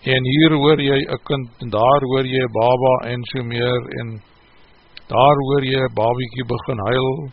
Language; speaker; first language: Afrikaans; native; Afrikaans